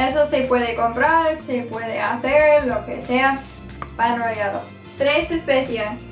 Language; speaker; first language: Spanish; non-native, fluent; English